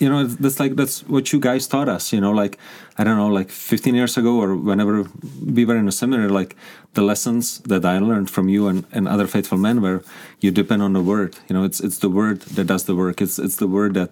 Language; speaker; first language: English; non-native, fluent; Czech